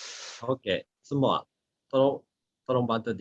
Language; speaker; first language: Indonesian; non-native, learner; Japanese